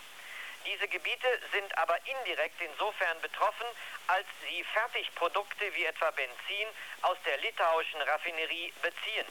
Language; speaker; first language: German; native; German